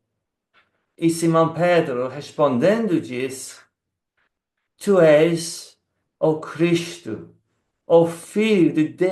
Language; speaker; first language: Portuguese; non-native, fluent; English